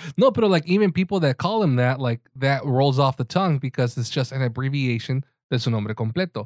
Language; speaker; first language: English; early bilingual, other home language; Spanish